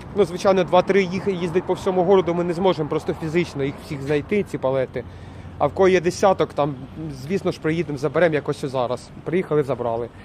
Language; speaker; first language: Ukrainian; non-native, local second language; Russian